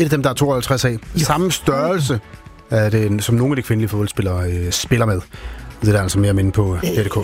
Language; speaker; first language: Danish; native; Danish